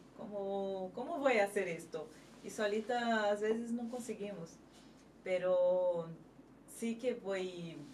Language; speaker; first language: Spanish; non-native, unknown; Portuguese